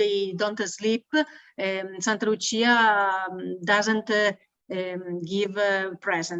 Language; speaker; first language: English; non-native, learner; Italian